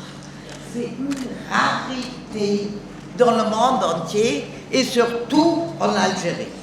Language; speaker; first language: French; non-native, learner; German